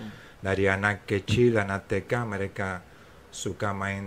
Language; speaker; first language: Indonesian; non-native, fluent; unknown